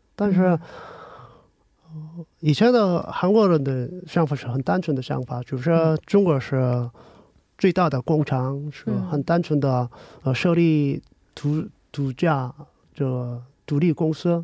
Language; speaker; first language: Chinese; non-native, learner; Korean